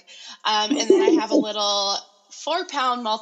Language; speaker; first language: English; native; English